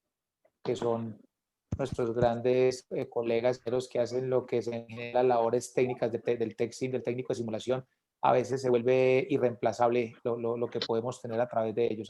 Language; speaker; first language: Spanish; native; Spanish